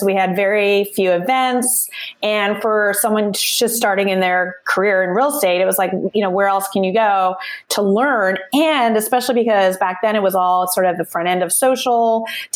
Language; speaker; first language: English; native; English